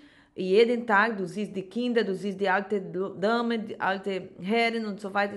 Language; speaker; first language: German; non-native, learner; Portuguese